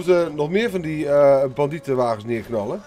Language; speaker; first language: Dutch; native; Dutch